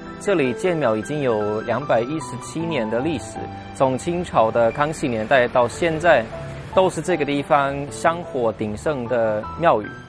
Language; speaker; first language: Chinese; non-native, fluent; German